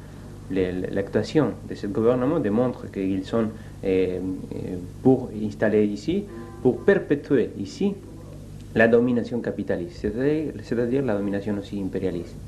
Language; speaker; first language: French; non-native, fluent; Spanish